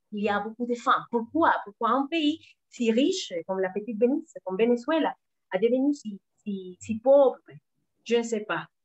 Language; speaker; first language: French; non-native, learner; Spanish